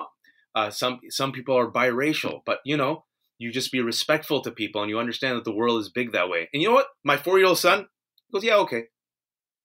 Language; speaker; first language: English; native; English